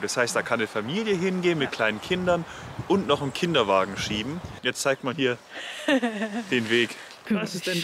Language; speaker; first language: German; native; German